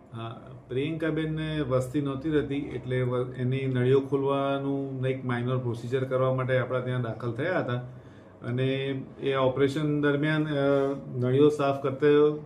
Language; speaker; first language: Gujarati; native; Gujarati